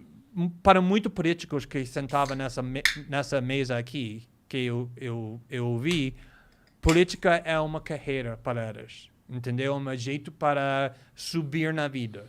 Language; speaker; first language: Portuguese; non-native, fluent; English